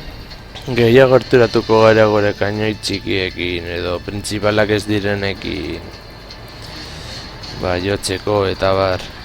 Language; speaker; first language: Basque; non-native, local second language; Spanish